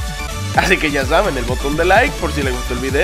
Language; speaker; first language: Spanish; native; Spanish